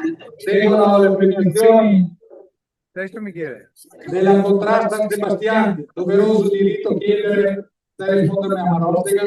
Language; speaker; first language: Italian; native; Italian